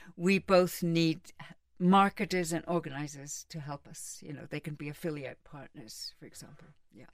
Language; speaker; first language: English; native; English